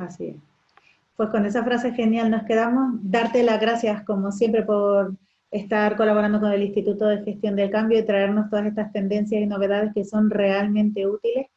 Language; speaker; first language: Spanish; native; Spanish